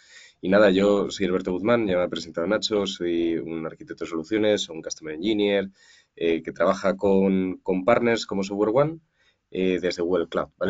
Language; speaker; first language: Spanish; native; Spanish